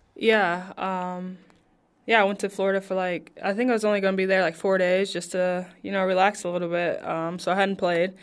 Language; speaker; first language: English; native; English